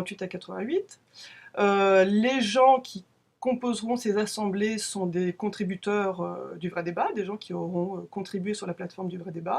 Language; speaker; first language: French; native; French